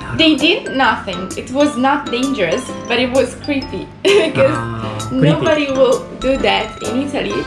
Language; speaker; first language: English; non-native, fluent; Italian